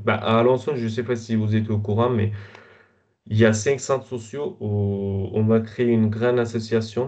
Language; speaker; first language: French; non-native, fluent; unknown